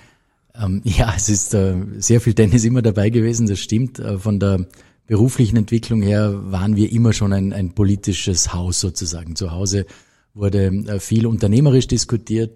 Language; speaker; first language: German; native; German